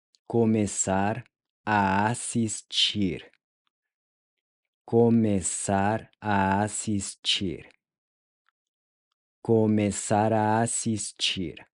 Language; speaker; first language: Portuguese; non-native, fluent; English